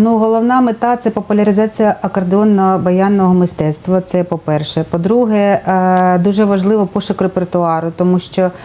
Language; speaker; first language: Ukrainian; native; Ukrainian